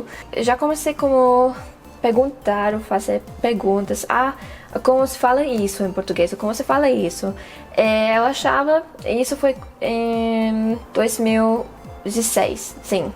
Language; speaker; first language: Portuguese; non-native, fluent; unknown